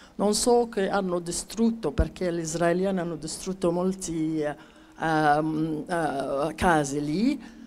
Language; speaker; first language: Italian; non-native, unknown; Arabic